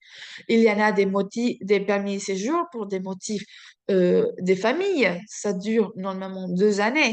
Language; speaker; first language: French; non-native, fluent; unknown